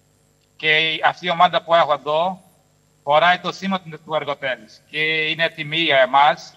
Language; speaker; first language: Greek; non-native, fluent; Portuguese